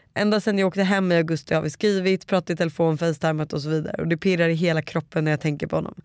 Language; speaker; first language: Swedish; native; Swedish